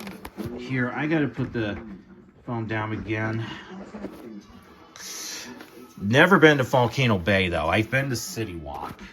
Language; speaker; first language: English; native; English